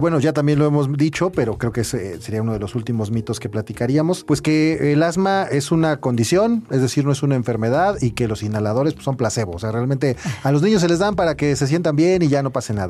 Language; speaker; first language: Spanish; native; Spanish